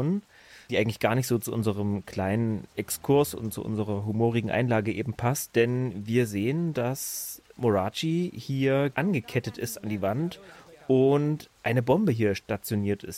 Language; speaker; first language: German; native; German